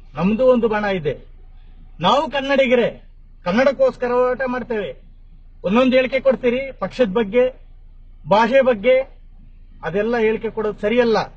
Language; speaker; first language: Kannada; native; Kannada